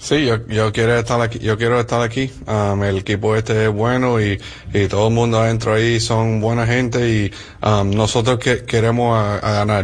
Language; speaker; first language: Spanish; early bilingual, heritage; English